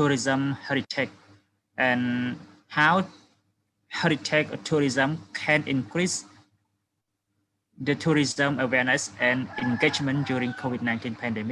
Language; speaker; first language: English; non-native, fluent; Khmer